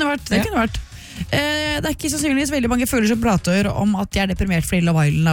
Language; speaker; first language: Norwegian; native; Norwegian